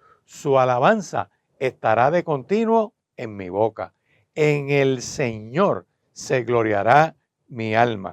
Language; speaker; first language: Spanish; native; Spanish